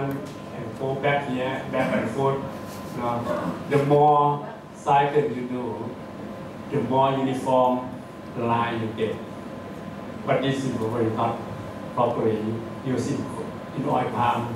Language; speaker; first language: English; non-native, fluent; Thai